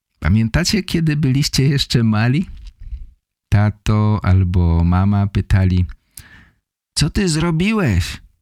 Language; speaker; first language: Polish; native; Polish